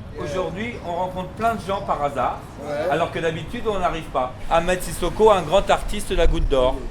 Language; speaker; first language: French; native; French